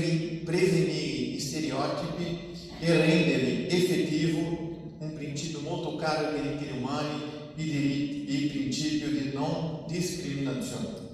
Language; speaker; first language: Italian; non-native, fluent; Portuguese